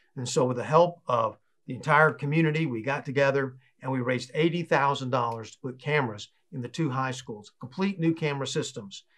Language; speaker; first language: English; native; English